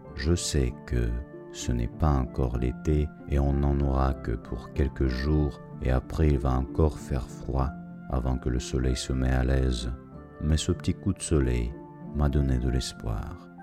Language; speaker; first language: French; non-native, fluent; Russian